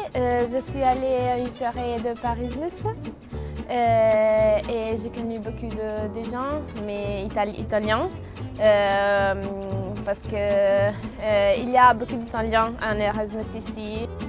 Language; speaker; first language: French; non-native, learner; Italian